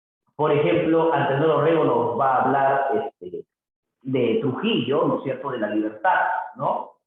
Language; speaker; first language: Spanish; native; Spanish